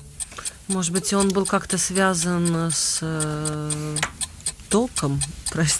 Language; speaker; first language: Russian; native; Russian